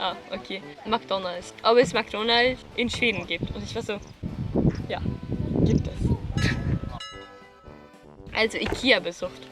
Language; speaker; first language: German; non-native, fluent; Swedish